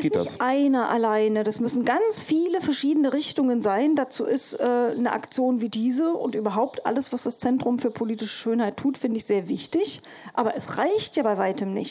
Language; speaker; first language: German; native; German